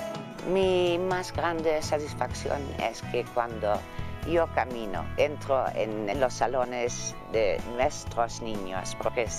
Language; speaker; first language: Spanish; non-native, fluent; Dutch